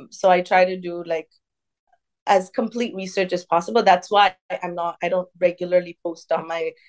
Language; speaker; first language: English; early bilingual, other home language; Tamil